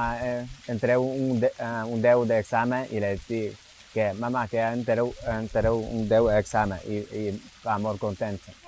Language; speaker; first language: Catalan; non-native, learner; Chinese